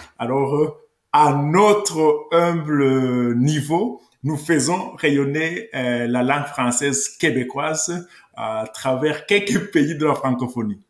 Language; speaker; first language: French; non-native, local second language; Kinyarwanda